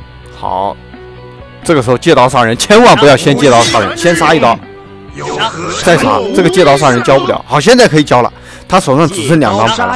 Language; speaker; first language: Chinese; native; Chinese